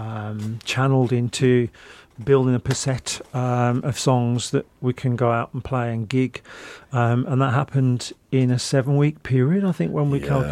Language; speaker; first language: English; native; English